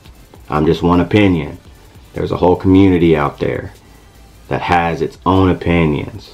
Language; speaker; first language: English; native; English